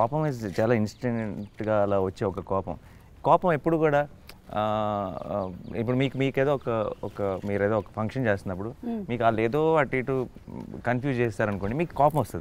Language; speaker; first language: Telugu; native; Telugu